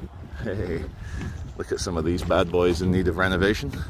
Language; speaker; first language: English; native; English